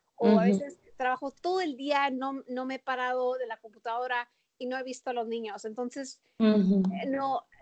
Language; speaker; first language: Spanish; early bilingual, heritage; Spanish